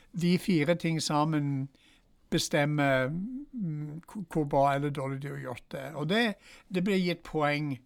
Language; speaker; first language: Norwegian; non-native, fluent; English